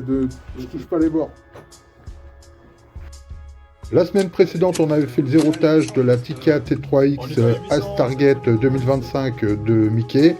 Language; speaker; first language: French; native; French